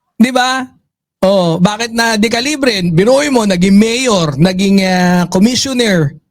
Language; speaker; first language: Filipino; native; Filipino